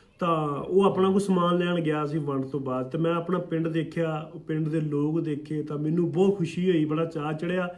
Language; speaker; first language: Punjabi; native; Punjabi